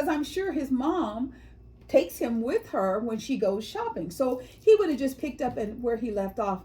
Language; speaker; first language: English; native; English